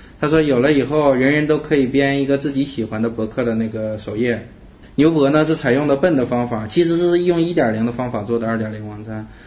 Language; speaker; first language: Chinese; native; Chinese